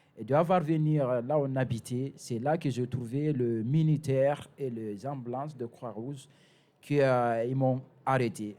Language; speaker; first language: French; non-native, fluent; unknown